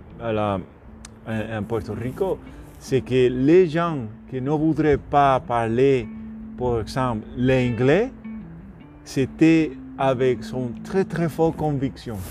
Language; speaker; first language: French; non-native, learner; Spanish